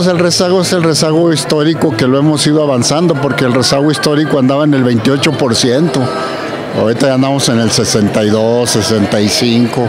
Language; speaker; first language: Spanish; native; Spanish